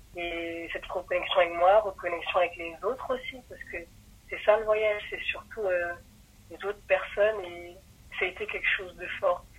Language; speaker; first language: French; early bilingual, other home language; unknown